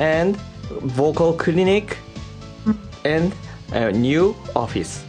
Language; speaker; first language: English; non-native, learner; Japanese